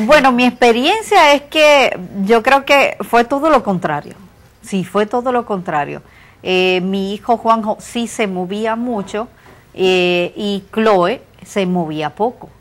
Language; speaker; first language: Spanish; native; Spanish